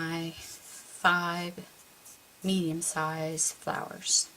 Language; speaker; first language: English; native; English